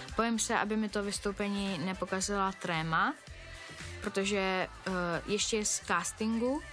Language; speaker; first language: Czech; non-native, fluent; Bulgarian